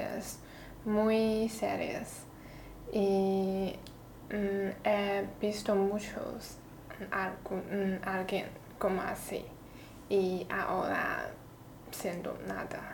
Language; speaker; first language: Spanish; non-native, learner; Chinese